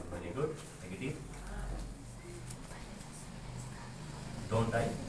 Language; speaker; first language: English; non-native, fluent; Hindi